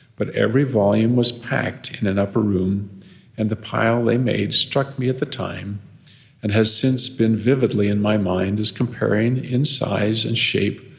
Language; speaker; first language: English; native; English